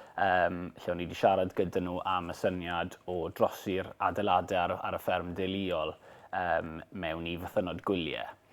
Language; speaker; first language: Welsh; native; Welsh